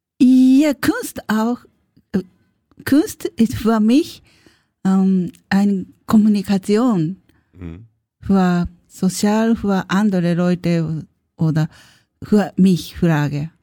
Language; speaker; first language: German; non-native, learner; Japanese